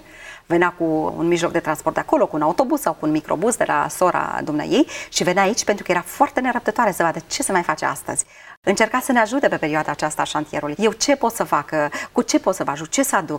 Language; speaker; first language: Romanian; native; Romanian